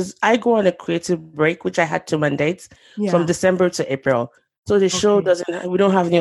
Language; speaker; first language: English; non-native, local second language; Yoruba